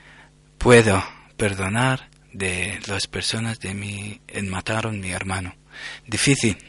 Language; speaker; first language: Spanish; non-native, learner; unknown